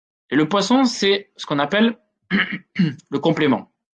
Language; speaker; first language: French; native; French